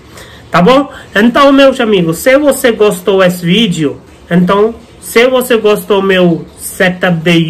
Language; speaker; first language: Portuguese; non-native, fluent; Hindi